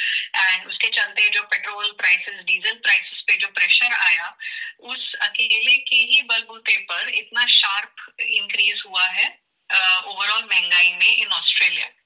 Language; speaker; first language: Hindi; native; Hindi